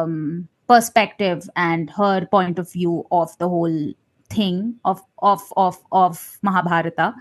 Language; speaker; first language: English; non-native, local second language; Malayalam